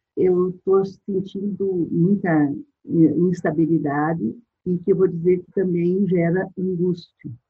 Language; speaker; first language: Portuguese; native; Portuguese